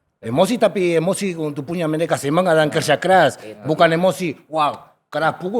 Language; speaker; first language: Indonesian; non-native, fluent; Spanish